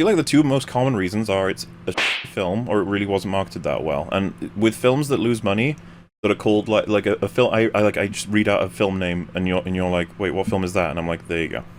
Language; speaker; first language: English; native; English